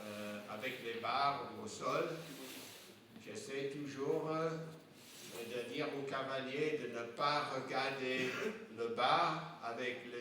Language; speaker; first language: French; non-native, fluent; English